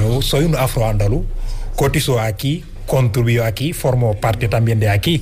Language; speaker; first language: Spanish; non-native, fluent; Wolof